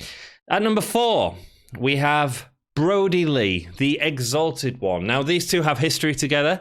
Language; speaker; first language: English; native; English